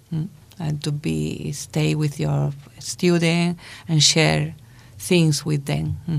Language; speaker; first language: English; non-native, learner; Spanish